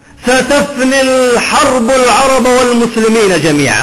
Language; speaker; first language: Arabic; native; Arabic